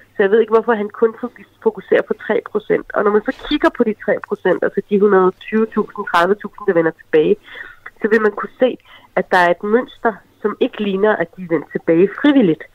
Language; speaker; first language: Danish; early bilingual, other home language; Arabic